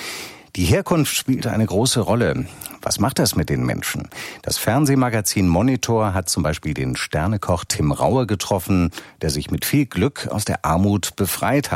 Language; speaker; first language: German; native; German